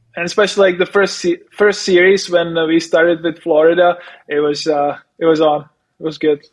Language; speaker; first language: English; non-native, fluent; Czech